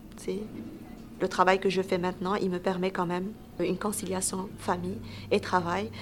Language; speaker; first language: French; non-native, local second language; Arabic